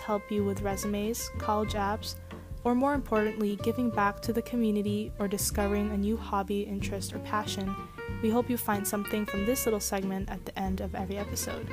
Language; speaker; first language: English; native; English